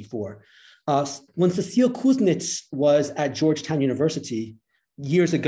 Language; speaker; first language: English; native; English